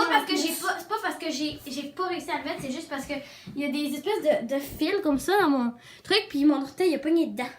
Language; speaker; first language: French; native; French